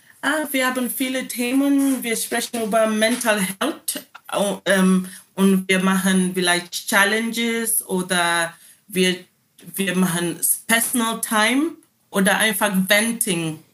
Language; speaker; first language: German; non-native, learner; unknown